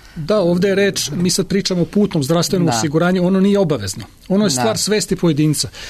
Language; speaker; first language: Serbian; native; Serbian